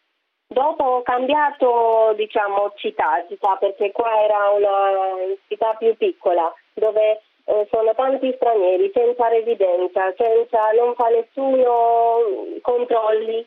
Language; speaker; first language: Italian; non-native, fluent; Romanian